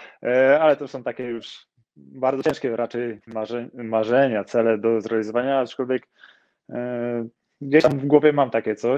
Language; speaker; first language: Polish; native; Polish